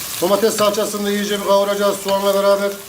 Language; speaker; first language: Turkish; native; Turkish